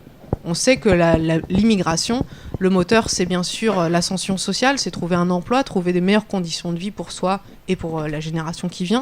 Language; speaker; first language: French; native; French